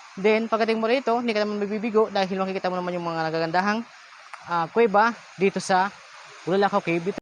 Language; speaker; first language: Filipino; non-native, local second language; Bikol